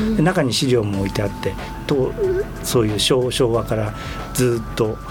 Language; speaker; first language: Japanese; native; Japanese